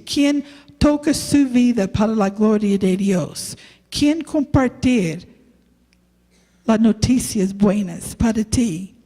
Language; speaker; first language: Spanish; non-native, learner; English